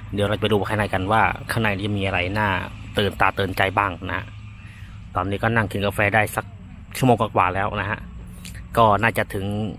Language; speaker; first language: Thai; native; Thai